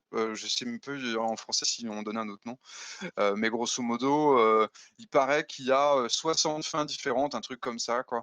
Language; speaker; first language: French; native; French